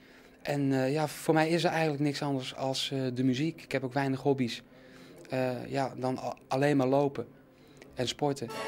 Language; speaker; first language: Dutch; native; Dutch